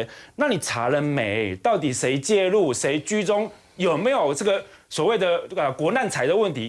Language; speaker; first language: Chinese; native; Chinese